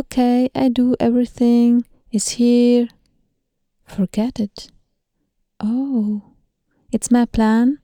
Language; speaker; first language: English; non-native, learner; Thai